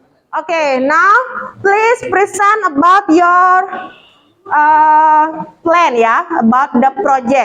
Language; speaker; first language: English; non-native, fluent; Indonesian